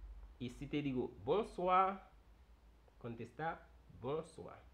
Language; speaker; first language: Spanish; non-native, fluent; Haitian Creole